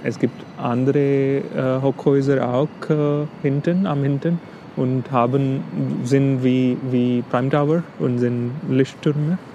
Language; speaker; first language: German; non-native, fluent; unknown